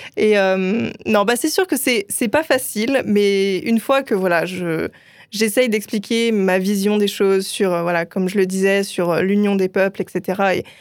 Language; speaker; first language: French; native; French